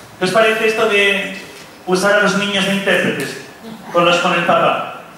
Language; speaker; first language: Spanish; native; Spanish